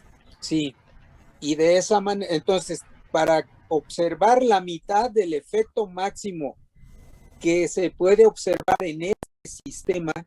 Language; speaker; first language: Spanish; native; Spanish